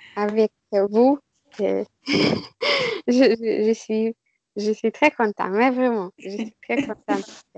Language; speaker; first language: French; non-native, learner; Russian